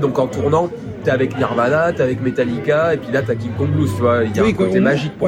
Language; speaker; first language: French; native; French